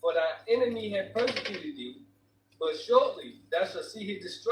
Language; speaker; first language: English; native; English